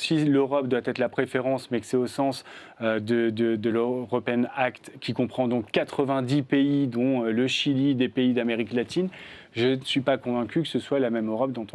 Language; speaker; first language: French; native; French